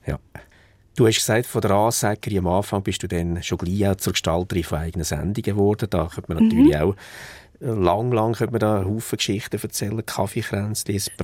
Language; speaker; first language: German; native; German